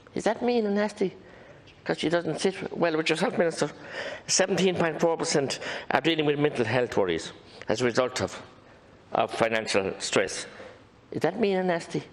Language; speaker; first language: English; native; English